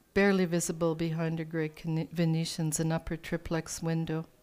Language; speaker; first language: English; native; English